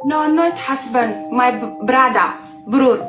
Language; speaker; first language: English; non-native, learner; Tigrinya